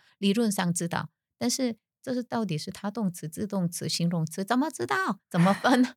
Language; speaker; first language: Chinese; non-native, fluent; Korean